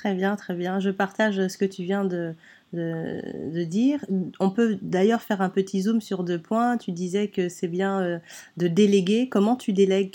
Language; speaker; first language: French; native; French